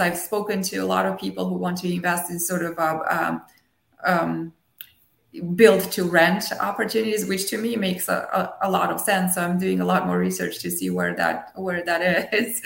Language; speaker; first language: English; non-native, fluent; Armenian